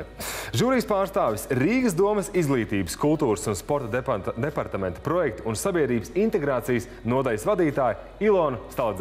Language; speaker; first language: Latvian; native; Latvian